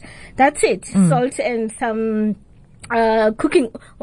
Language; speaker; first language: English; non-native, local second language; Xhosa